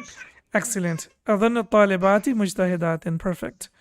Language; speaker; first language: Arabic; non-native, fluent; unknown